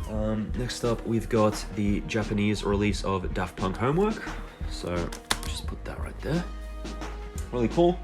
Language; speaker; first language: English; native; English